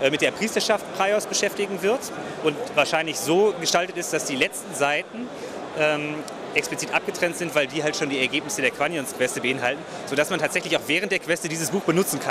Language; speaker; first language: German; native; German